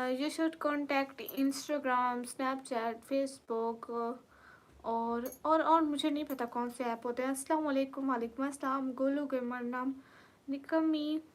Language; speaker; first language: Urdu; non-native, local second language; Punjabi